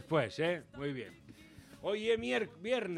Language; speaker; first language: Spanish; native; Spanish